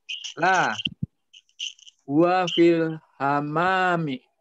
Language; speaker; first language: Arabic; non-native, learner; Indonesian